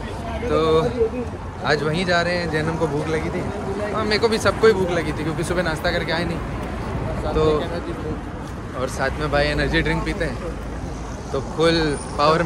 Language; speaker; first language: Hindi; native; Hindi